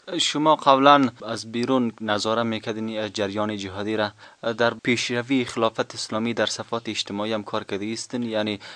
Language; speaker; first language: Persian; native; Persian